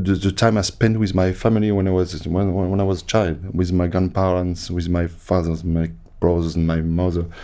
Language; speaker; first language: English; non-native, fluent; French